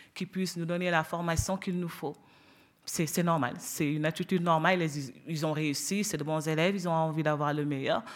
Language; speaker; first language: French; non-native, local second language; Wolof